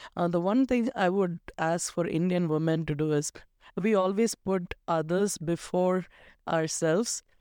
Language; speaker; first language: English; non-native, local second language; Malayalam